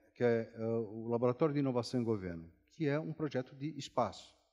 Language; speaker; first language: Portuguese; native; Portuguese